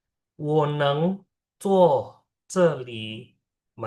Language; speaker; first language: Chinese; non-native, fluent; Indonesian